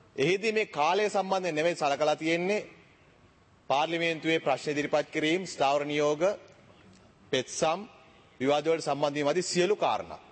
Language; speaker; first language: Sinhala; native; Sinhala